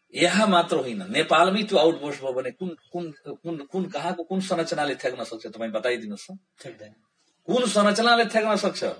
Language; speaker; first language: Nepali; non-native, local second language; Bhojpuri